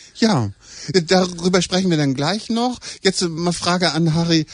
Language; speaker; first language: German; native; German